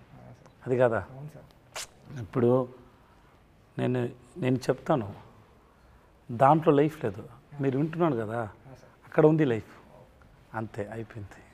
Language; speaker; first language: Telugu; non-native, learner; Tamil